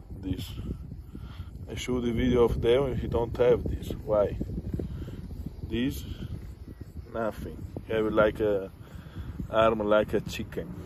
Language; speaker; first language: English; non-native, learner; Italian